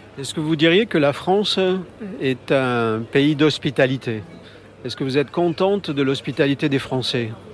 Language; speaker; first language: French; native; French